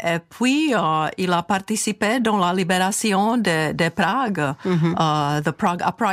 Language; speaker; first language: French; non-native, fluent; Czech